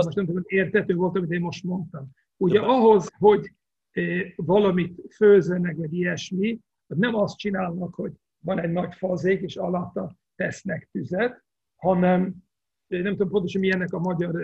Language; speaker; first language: Hungarian; non-native, fluent; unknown